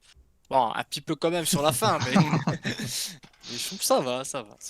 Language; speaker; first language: French; native; French